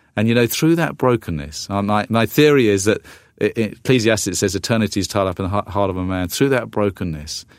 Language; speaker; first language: English; native; English